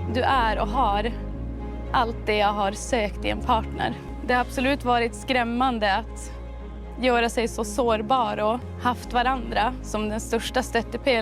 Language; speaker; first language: Swedish; native; Swedish